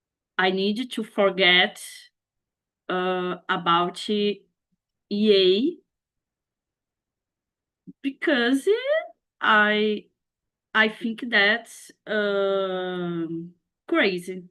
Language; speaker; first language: English; non-native, learner; Portuguese